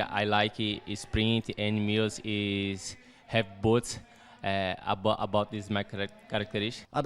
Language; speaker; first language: English; non-native, learner; Portuguese